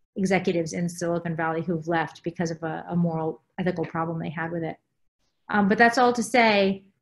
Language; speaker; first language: English; native; English